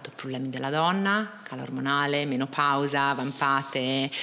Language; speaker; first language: Italian; native; Italian